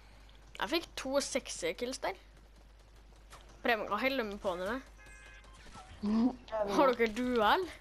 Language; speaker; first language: Norwegian; native; Norwegian